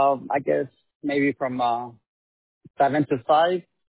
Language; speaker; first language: English; early bilingual, other home language; Spanish